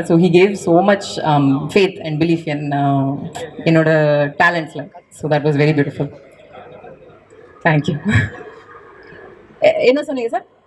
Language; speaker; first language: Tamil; non-native, learner; Kannada